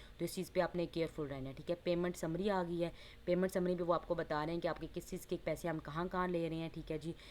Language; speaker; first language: Hindi; non-native, local second language; Punjabi